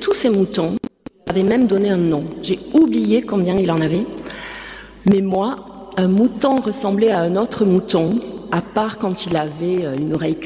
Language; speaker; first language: French; native; French